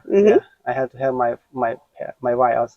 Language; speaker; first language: English; non-native, learner; Khmer